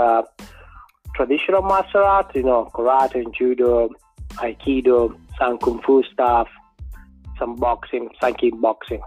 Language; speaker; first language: English; non-native, fluent; Italian